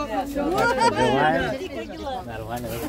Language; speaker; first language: Russian; non-native, fluent; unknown